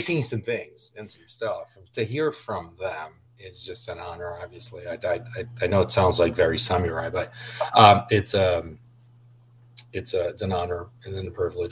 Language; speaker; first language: English; non-native, fluent; Portuguese